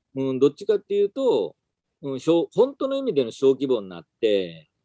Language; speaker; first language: Japanese; native; Japanese